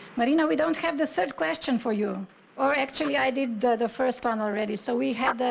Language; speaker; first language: English; non-native, fluent; Slovenian